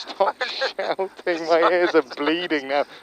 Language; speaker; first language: English; native; English